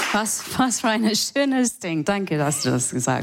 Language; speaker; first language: German; non-native, learner; English